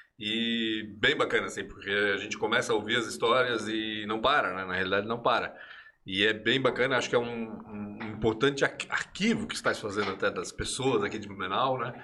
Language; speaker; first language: Portuguese; early bilingual, other home language; Spanish